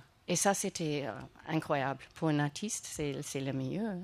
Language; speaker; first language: French; non-native, fluent; English